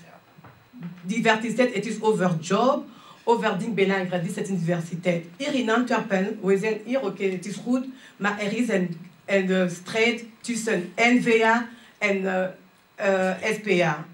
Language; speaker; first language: Dutch; non-native, learner; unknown